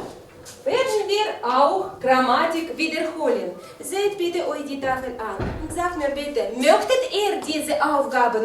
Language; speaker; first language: German; non-native, fluent; Russian